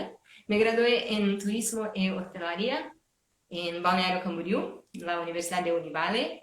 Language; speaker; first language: Spanish; non-native, fluent; Portuguese